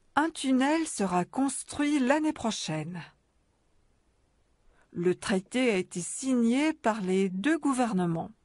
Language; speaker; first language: French; native; French